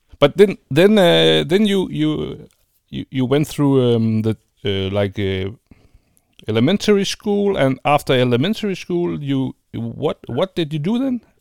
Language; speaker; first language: English; non-native, fluent; Danish